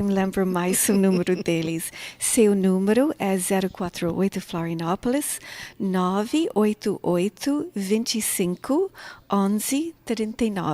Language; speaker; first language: Portuguese; non-native, learner; English